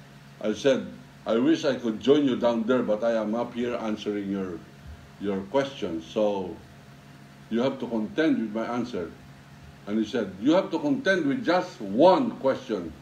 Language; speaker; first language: English; non-native, local second language; Filipino